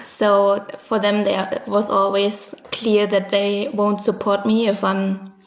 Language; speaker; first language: English; non-native, fluent; German